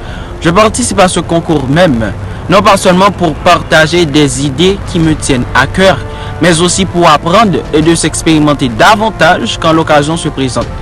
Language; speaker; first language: French; non-native, local second language; Haitian Creole